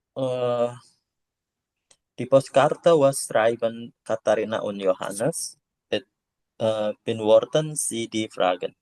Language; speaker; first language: German; non-native, learner; Indonesian